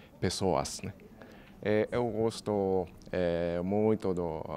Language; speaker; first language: Portuguese; non-native, learner; Japanese